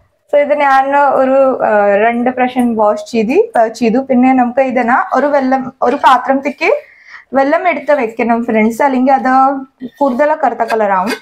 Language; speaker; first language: Malayalam; non-native, learner; Hindi